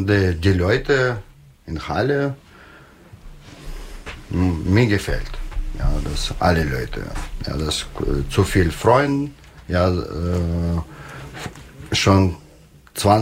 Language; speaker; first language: German; non-native, learner; Russian